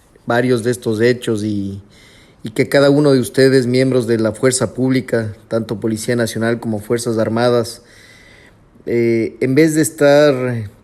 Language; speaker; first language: Spanish; native; Spanish